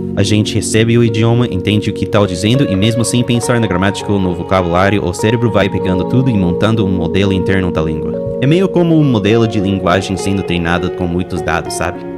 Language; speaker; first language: Portuguese; non-native, fluent; English